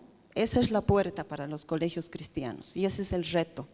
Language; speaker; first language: Spanish; native; Spanish